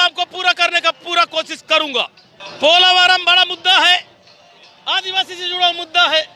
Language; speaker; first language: Hindi; native; Hindi